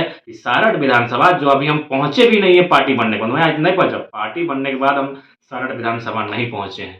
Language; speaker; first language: Hindi; non-native, local second language; Magahi